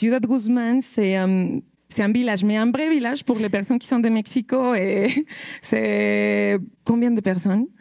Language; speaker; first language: French; non-native, fluent; Spanish